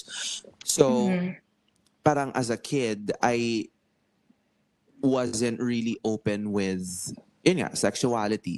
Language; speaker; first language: English; non-native, local second language; Filipino